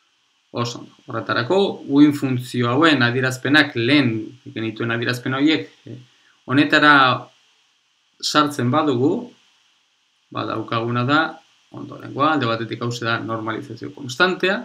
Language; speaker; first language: Basque; non-native, local second language; Spanish